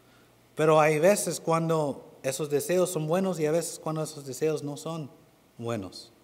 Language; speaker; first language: Spanish; non-native, fluent; English